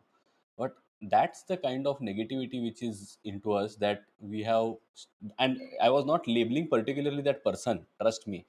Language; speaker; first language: English; non-native, local second language; Marathi